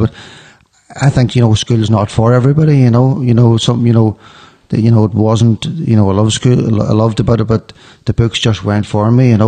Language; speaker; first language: English; native; English